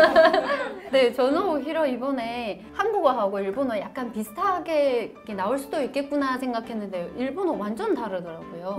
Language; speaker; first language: Korean; non-native, fluent; Chinese